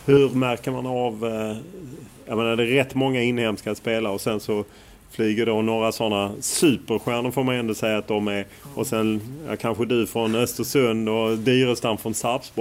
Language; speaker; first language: Swedish; native; Swedish